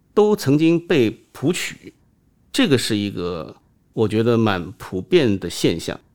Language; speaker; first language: Chinese; non-native, local second language; Wu Chinese